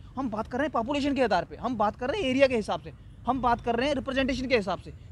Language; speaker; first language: Hindi; native; Hindi